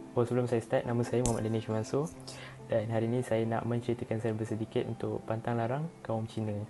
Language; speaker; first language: Malay; native; Malay